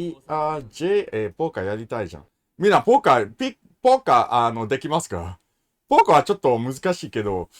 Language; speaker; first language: Japanese; non-native, learner; English